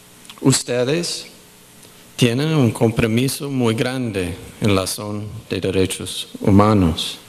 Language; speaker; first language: Spanish; non-native, fluent; English